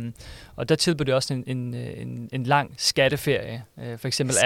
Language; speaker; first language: Danish; native; Danish